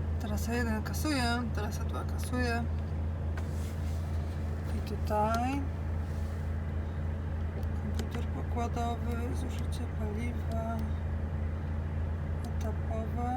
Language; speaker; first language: Polish; native; Polish